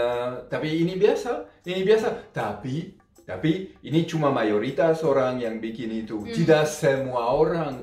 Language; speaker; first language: Indonesian; non-native, fluent; French